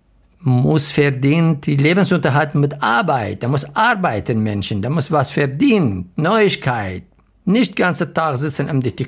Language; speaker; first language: German; non-native, learner; Arabic